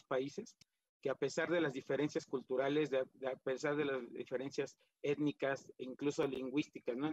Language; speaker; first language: Spanish; native; Spanish